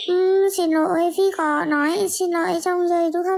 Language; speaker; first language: Vietnamese; non-native, learner; Indonesian